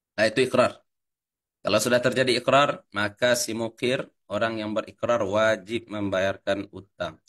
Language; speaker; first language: Indonesian; native; Indonesian